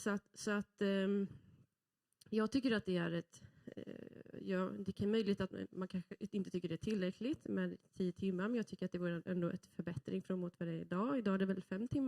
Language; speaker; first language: Swedish; native; Swedish